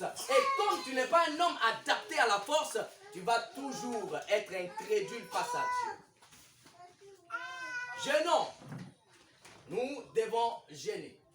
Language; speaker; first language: French; non-native, local second language; Lingala